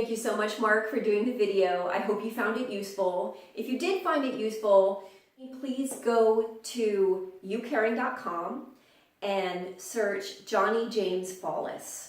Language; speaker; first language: English; native; English